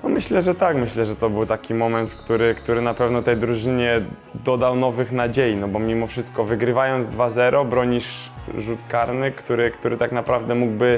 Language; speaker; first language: Polish; native; Polish